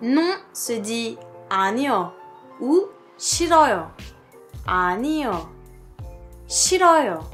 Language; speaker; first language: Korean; non-native, fluent; French